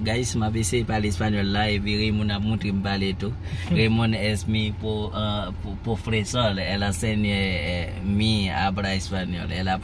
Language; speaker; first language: Spanish; non-native, learner; Haitian Creole